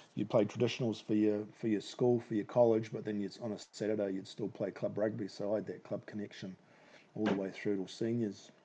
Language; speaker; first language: English; native; English